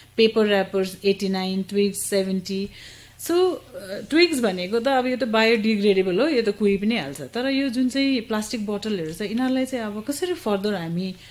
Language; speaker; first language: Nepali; native; Nepali